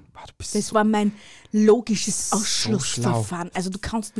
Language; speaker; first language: German; native; German